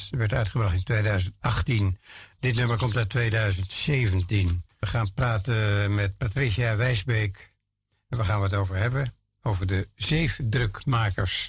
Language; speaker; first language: Dutch; native; Dutch